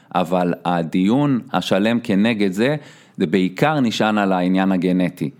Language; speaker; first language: Hebrew; native; Hebrew